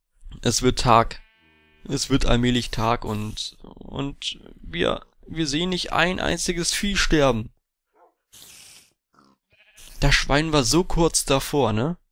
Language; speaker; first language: German; native; German